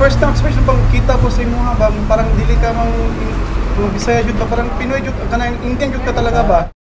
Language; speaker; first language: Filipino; early bilingual, other home language; Hindi